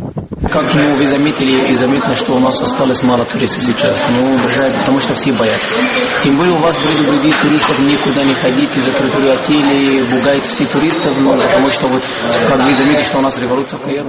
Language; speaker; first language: Russian; non-native, fluent; Arabic